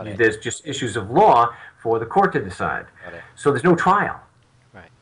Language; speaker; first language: English; native; English